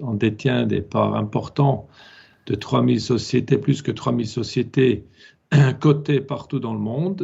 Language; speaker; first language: French; non-native, local second language; German